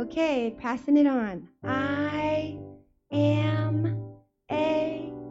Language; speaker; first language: English; early bilingual, other home language; Spanish